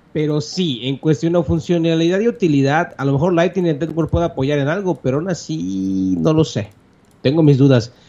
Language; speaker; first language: Spanish; native; Spanish